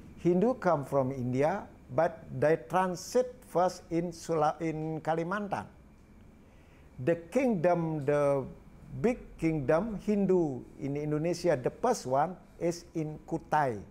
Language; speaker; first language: English; non-native, learner; Balinese